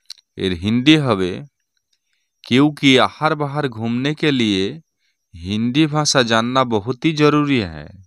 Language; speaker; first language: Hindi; non-native, learner; Bangla